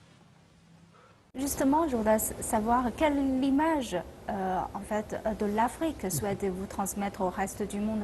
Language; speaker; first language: French; non-native, fluent; Chinese